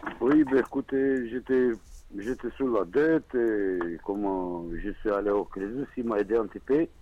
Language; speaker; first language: French; non-native, learner; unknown